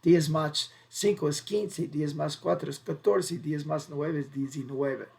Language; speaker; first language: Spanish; non-native, fluent; English